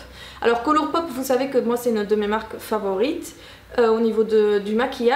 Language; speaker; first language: French; native; French